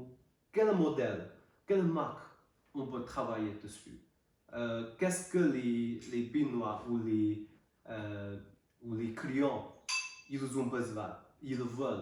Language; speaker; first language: French; non-native, learner; Chinese